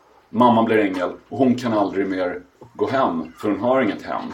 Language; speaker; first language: Swedish; native; Swedish